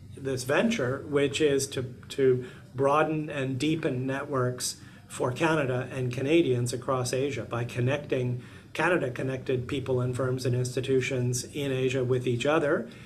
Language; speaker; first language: English; native; English